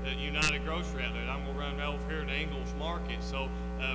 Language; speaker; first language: English; native; English